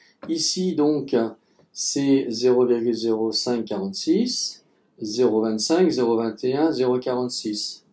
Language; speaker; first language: French; native; French